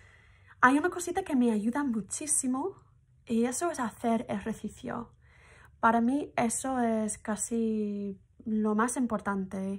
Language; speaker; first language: Spanish; non-native, fluent; English